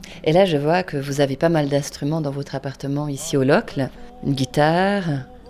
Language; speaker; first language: French; native; French